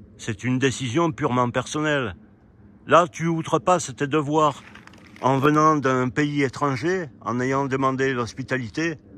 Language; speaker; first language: French; native; French